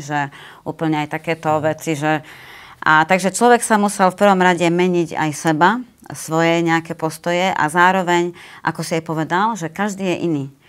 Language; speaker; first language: Slovak; native; Slovak